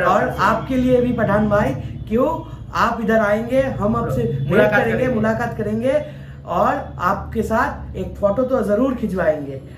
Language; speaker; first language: Hindi; non-native, local second language; Bangla